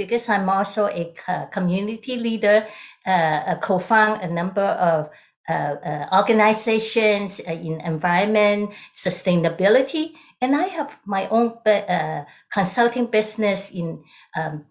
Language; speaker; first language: English; non-native, local second language; Cantonese